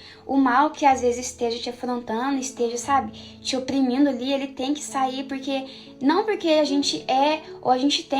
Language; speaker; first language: Portuguese; native; Portuguese